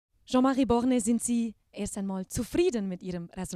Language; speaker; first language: German; native; German